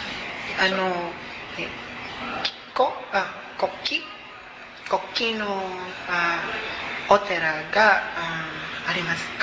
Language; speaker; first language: Japanese; non-native, learner; Cebuano